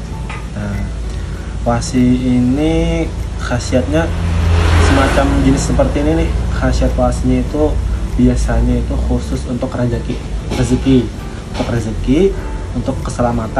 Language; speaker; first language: Indonesian; non-native, local second language; Banjar